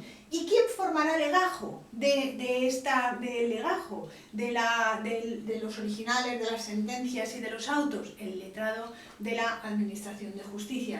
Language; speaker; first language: Spanish; native; Spanish